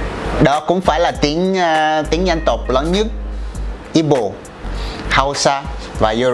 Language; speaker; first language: Vietnamese; non-native, fluent; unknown